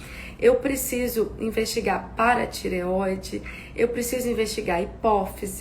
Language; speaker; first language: Portuguese; native; Portuguese